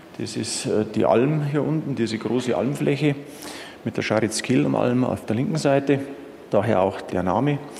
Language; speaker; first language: German; native; German